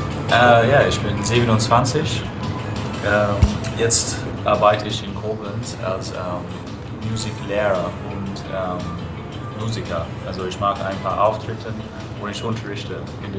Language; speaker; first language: German; non-native, fluent; English